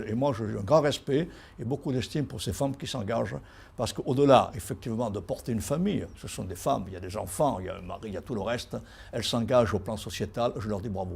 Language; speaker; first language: French; native; French